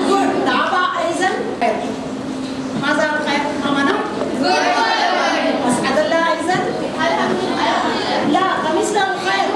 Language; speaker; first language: Arabic; non-native, learner; Urdu